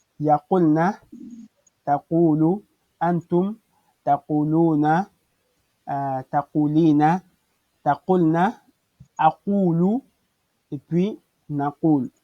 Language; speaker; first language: Arabic; non-native, fluent; French